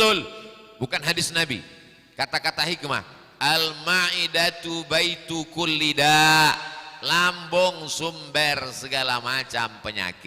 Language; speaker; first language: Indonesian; native; Indonesian